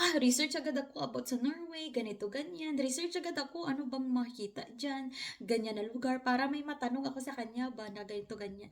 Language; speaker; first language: Filipino; non-native, local second language; Hiligaynon